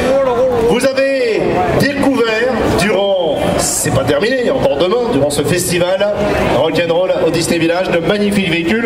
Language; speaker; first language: French; native; French